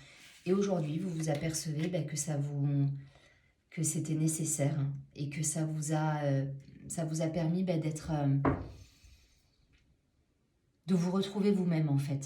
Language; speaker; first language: French; native; French